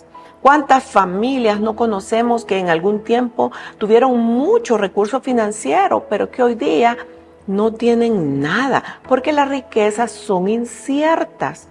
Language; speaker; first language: Spanish; native; Spanish